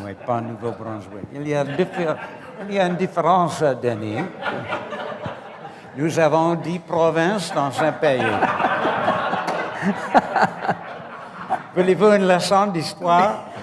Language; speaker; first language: French; non-native, learner; English